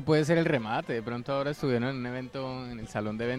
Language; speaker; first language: Spanish; native; Spanish